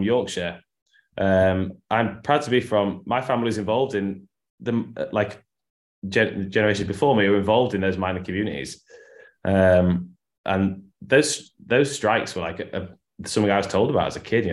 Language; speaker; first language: English; native; English